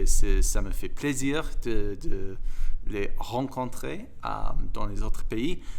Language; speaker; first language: French; non-native, fluent; English